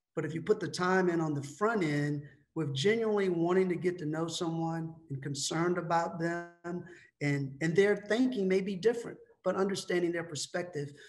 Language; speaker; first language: English; native; English